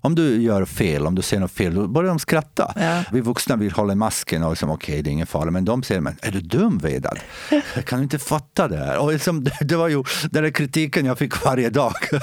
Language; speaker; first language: Swedish; non-native, fluent; Bosnian